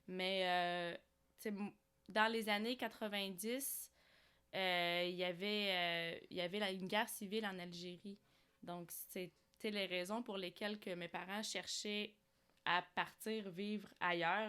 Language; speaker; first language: French; early bilingual, other home language; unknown